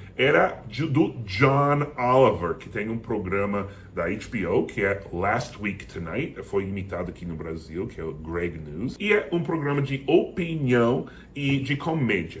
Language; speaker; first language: Portuguese; non-native, fluent; English